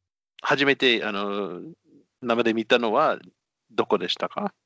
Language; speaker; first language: Japanese; non-native, fluent; English